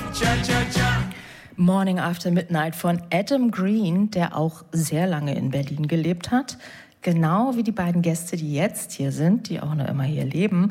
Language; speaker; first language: German; native; German